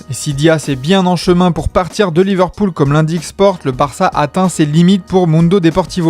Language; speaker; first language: French; native; French